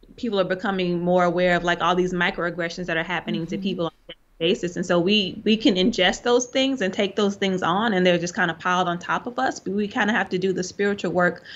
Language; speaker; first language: English; native; English